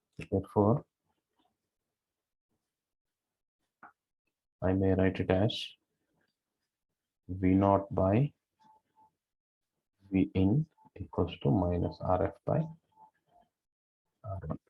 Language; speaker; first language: English; non-native, local second language; Kannada